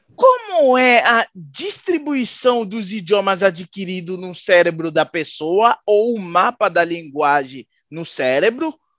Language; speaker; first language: Portuguese; native; Portuguese